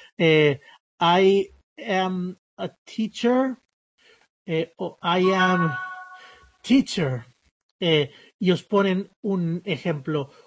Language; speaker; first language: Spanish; early bilingual, other home language; English